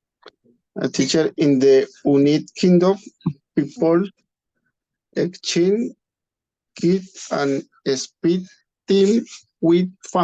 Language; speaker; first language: English; non-native, learner; Spanish